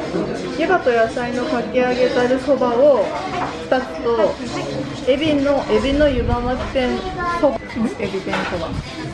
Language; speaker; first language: Japanese; native; Japanese